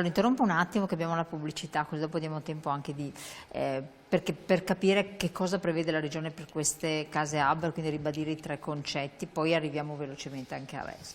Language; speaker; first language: Italian; native; Italian